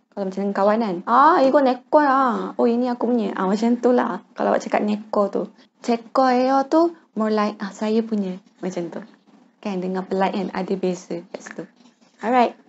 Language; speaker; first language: Malay; native; Malay